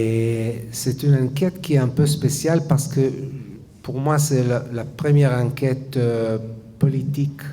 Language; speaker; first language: French; non-native, fluent; Hebrew